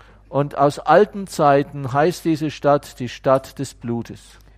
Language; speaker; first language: German; native; German